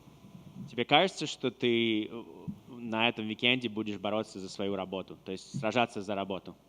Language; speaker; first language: Russian; native; Russian